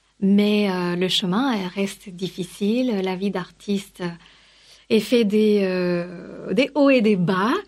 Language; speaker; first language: French; non-native, fluent; Kannada